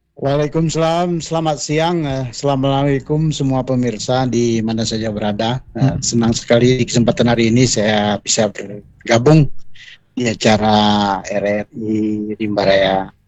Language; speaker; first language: Indonesian; non-native, local second language; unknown